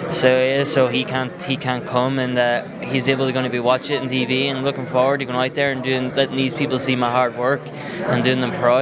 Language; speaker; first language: English; native; English